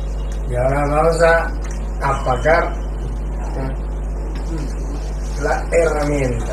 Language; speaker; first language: Spanish; non-native, fluent; Chinese